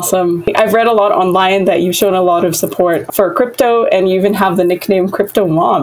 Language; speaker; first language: English; non-native, local second language; Filipino